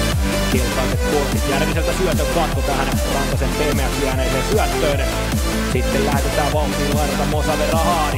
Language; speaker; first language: Finnish; native; Finnish